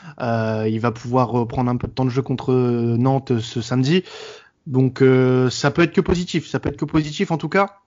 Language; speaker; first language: French; native; French